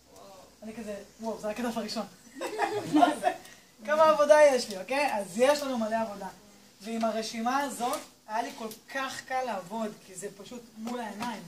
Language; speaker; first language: Hebrew; native; Hebrew